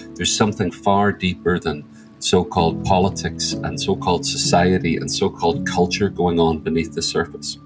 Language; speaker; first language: English; native; English